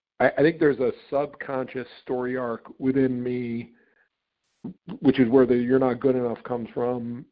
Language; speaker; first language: English; native; English